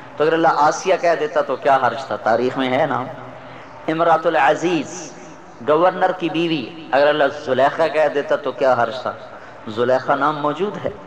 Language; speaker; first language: Urdu; non-native, local second language; Punjabi